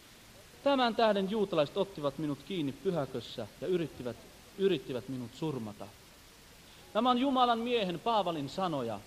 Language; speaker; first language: Finnish; native; Finnish